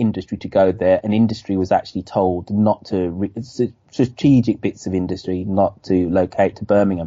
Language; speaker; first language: English; native; English